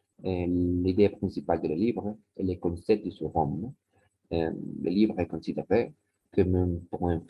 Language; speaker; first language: French; non-native, learner; Spanish